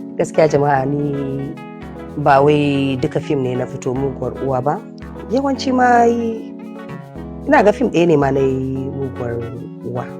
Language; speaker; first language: Hausa; non-native, local second language; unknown